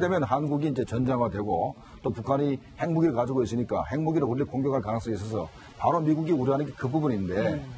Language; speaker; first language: Korean; native; Korean